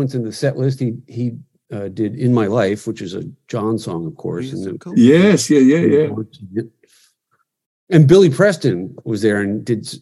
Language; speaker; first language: English; native; English